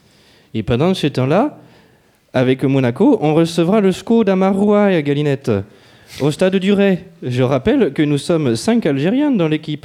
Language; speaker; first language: French; native; French